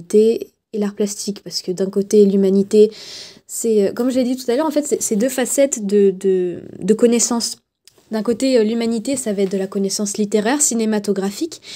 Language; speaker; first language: French; native; French